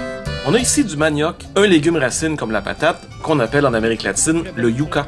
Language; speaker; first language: French; native; French